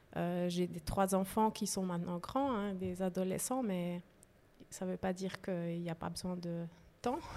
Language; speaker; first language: French; native; French